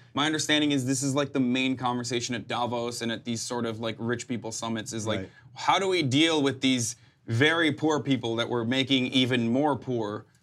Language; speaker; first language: English; non-native, fluent; Turkish